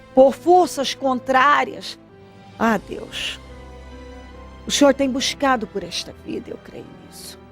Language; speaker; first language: Portuguese; native; Portuguese